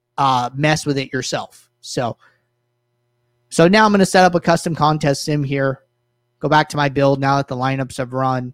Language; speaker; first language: English; native; English